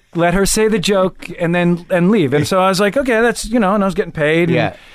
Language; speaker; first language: English; native; English